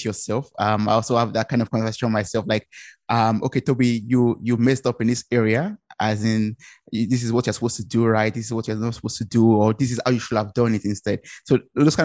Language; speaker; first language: English; non-native, local second language; Yoruba